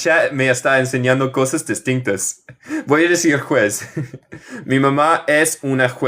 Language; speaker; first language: Spanish; non-native, fluent; English